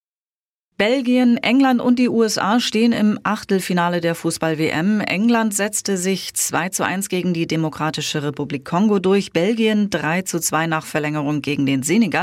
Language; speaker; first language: German; native; German